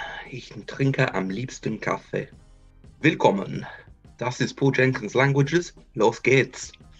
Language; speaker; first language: German; non-native, fluent; English